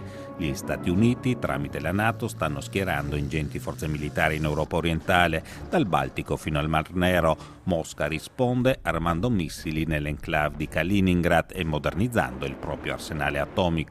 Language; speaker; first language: Italian; native; Italian